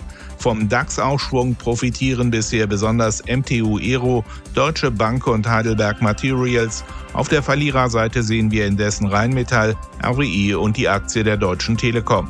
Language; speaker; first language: German; native; German